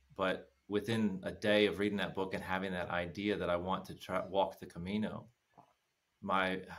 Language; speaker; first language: English; native; English